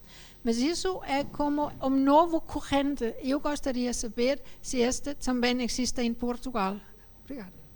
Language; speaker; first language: Portuguese; non-native, fluent; Danish